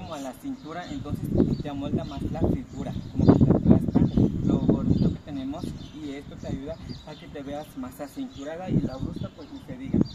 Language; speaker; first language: Spanish; native; Spanish